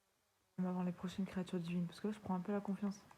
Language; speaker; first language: French; native; French